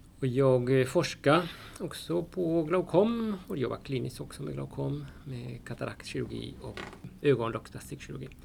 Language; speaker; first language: Swedish; non-native, fluent; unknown